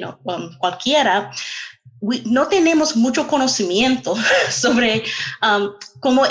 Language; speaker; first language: Spanish; non-native, fluent; English